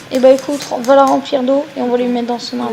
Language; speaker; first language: French; native; French